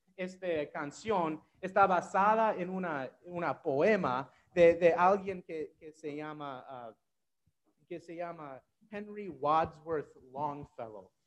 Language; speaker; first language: Spanish; non-native, learner; English